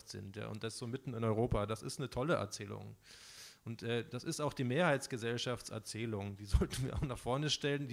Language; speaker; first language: German; native; German